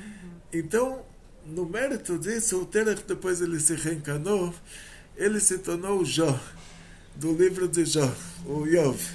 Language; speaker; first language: Portuguese; native; Portuguese